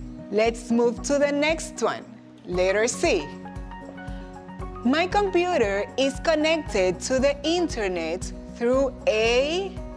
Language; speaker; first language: English; non-native, fluent; Spanish